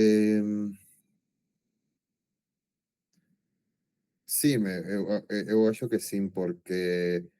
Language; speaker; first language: Portuguese; non-native, learner; Spanish